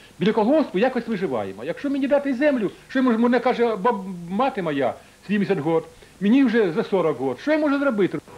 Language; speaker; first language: Ukrainian; native; Ukrainian